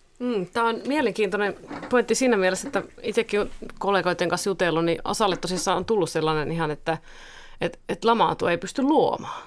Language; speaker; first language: Finnish; native; Finnish